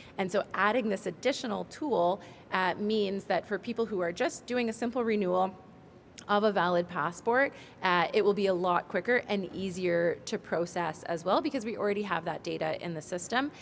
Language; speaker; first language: English; native; English